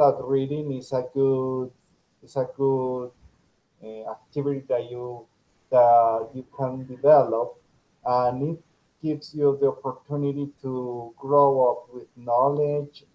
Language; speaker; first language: English; non-native, fluent; Spanish